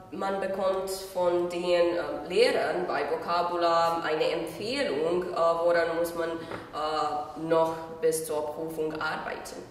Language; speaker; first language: German; non-native, fluent; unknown